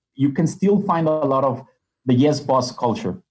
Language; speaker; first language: English; non-native, fluent; Spanish